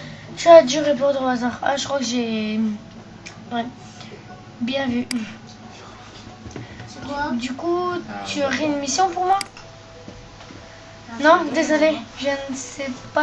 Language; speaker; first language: French; native; French